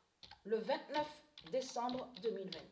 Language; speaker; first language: French; native; French